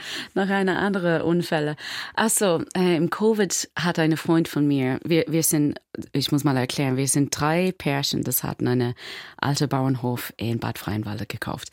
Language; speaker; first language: German; non-native, learner; English